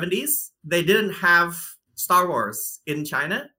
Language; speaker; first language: English; non-native, fluent; Indonesian